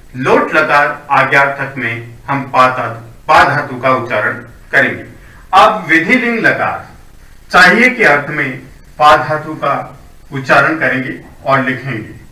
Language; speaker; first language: Hindi; native; Hindi